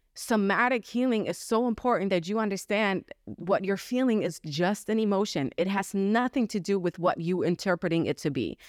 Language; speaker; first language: English; non-native, fluent; German